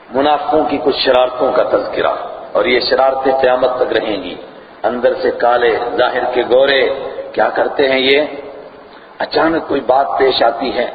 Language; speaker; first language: Urdu; non-native, local second language; Punjabi